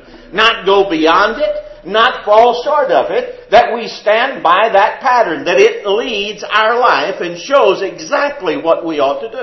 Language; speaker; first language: English; native; English